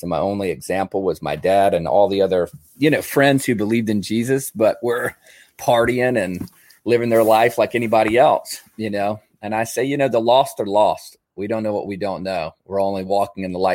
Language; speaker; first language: English; native; English